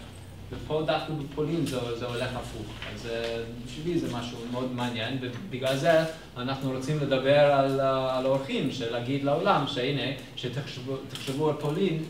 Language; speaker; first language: Hebrew; non-native, fluent; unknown